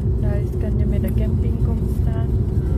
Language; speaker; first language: Dutch; non-native, learner; Thai